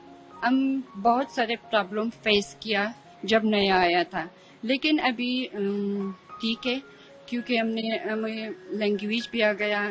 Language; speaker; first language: Hindi; non-native, fluent; Persian